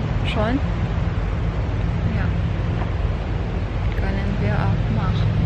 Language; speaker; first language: German; non-native, learner; Filipino